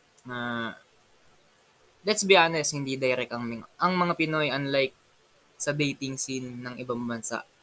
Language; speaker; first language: Filipino; native; Filipino